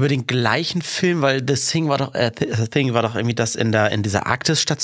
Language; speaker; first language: German; native; German